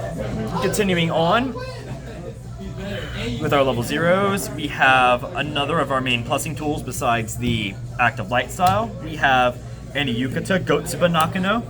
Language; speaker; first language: English; native; English